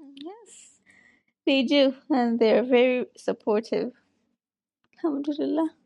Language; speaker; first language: English; non-native, local second language; Hausa